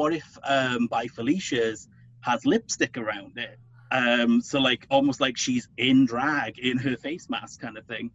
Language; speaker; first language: English; native; English